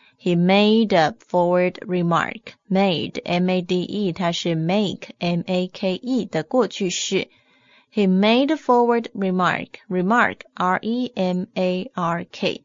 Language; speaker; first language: English; non-native, fluent; Chinese